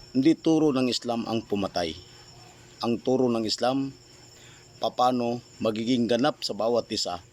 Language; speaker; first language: Filipino; non-native, local second language; Maranao